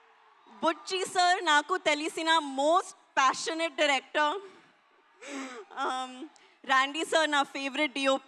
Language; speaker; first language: Telugu; non-native, learner; Hindi